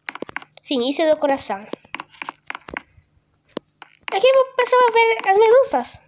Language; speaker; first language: Spanish; non-native, learner; Portuguese